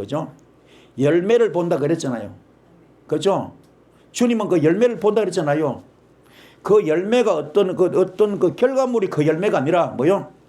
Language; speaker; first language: Korean; native; Korean